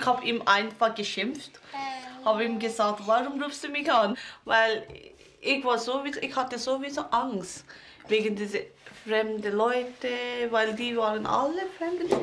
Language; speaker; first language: German; non-native, local second language; Tibetan